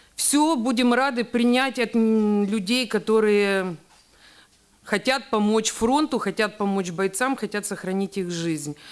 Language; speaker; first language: Russian; native; Russian